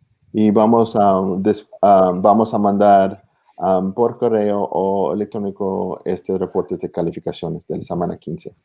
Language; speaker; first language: Spanish; early bilingual, heritage; English